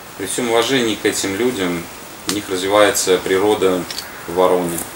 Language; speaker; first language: Russian; native; Russian